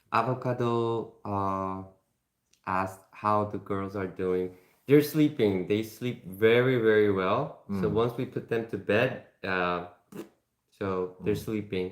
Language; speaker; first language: English; non-native, fluent; Korean